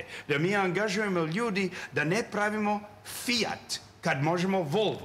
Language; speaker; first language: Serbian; non-native, learner; English